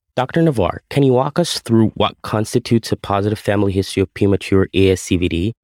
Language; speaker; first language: English; non-native, fluent; Arabic